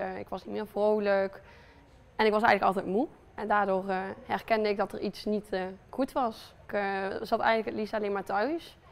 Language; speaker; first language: Dutch; early bilingual, other home language; Spanish